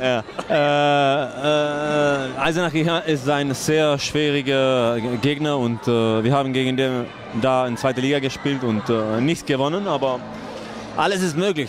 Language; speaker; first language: German; non-native, fluent; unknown